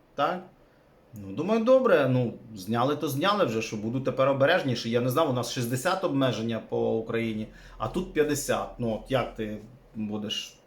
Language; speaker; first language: Ukrainian; native; Ukrainian